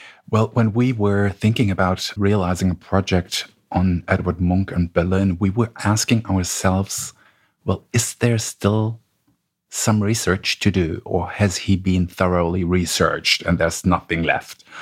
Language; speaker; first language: English; non-native, fluent; German